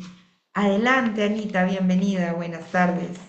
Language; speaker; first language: Spanish; native; Spanish